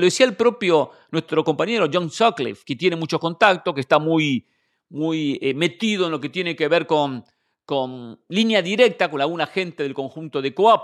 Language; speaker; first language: Spanish; native; Spanish